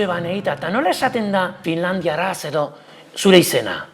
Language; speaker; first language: Basque; native; Basque